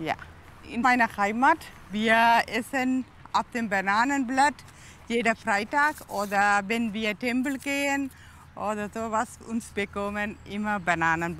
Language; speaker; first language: German; non-native, learner; Tamil